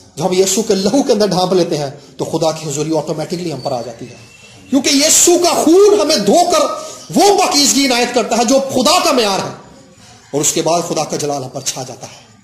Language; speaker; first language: Urdu; non-native, local second language; Punjabi